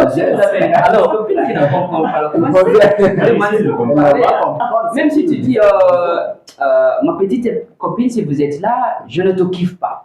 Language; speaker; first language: French; non-native, fluent; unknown